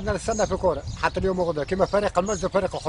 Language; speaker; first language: Arabic; native; Arabic